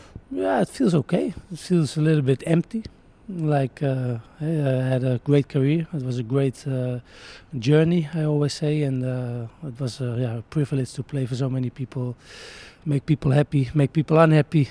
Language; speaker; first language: English; non-native, fluent; Dutch